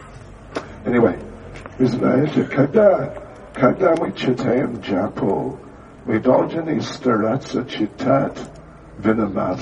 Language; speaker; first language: Russian; non-native, learner; English